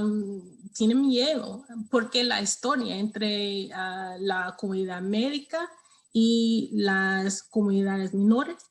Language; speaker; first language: Spanish; non-native, learner; English